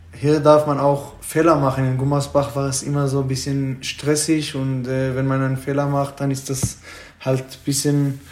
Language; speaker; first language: German; non-native, fluent; Hebrew